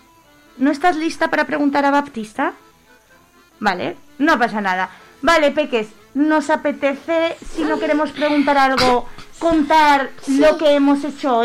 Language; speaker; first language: Spanish; native; Spanish